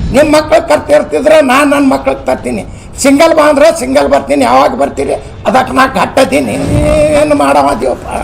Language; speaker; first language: Kannada; non-native, local second language; Urdu